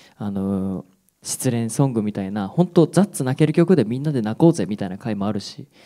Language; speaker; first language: Japanese; native; Japanese